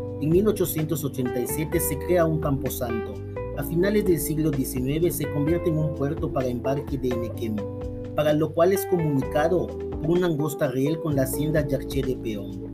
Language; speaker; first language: Spanish; native; Spanish